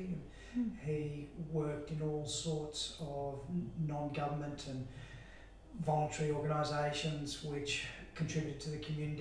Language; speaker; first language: English; native; English